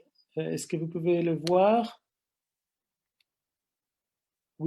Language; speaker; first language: French; non-native, fluent; Italian